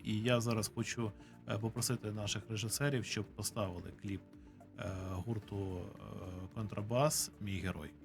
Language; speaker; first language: Ukrainian; native; Ukrainian